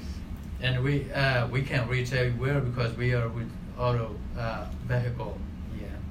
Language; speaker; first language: English; non-native, learner; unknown